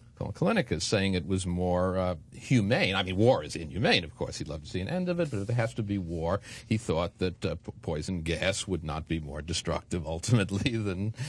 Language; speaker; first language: English; native; English